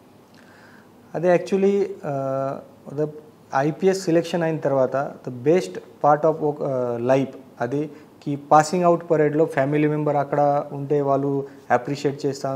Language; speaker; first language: Telugu; non-native, learner; Marathi